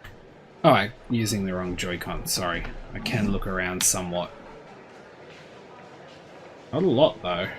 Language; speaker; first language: English; native; English